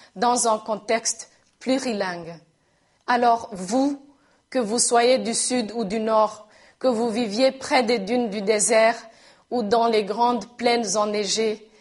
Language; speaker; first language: French; non-native, local second language; Kinyarwanda